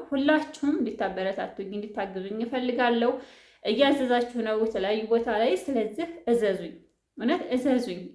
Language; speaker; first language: Amharic; native; Amharic